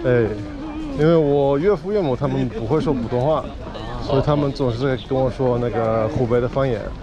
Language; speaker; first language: Chinese; non-native, fluent; English